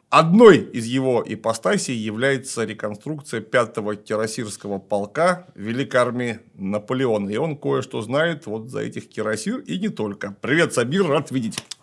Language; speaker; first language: Russian; native; Russian